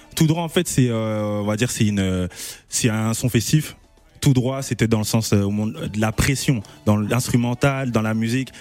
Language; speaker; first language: French; native; French